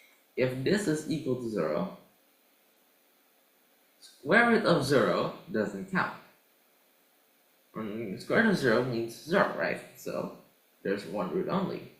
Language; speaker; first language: English; non-native, fluent; Indonesian